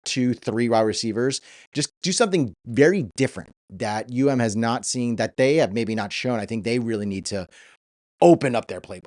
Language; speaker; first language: English; native; English